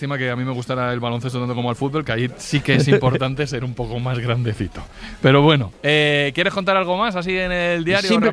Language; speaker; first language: Spanish; native; Spanish